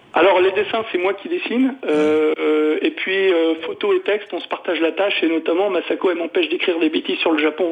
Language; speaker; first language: French; native; French